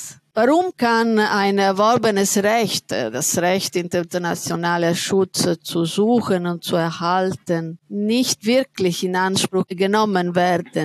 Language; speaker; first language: German; non-native, fluent; Italian